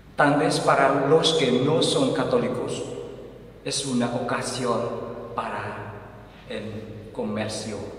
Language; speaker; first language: Spanish; non-native, fluent; Vietnamese